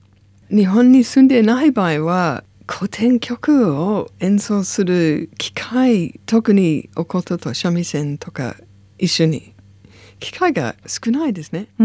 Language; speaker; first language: Japanese; non-native, learner; English